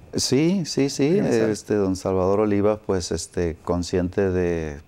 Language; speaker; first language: Spanish; native; Spanish